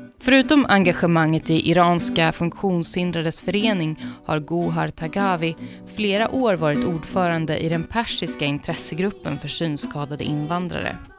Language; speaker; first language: Swedish; native; Swedish